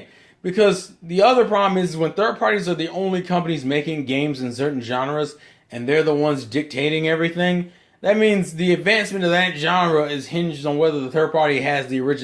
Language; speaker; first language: English; native; English